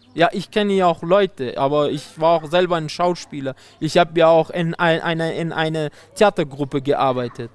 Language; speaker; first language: German; non-native, fluent; Persian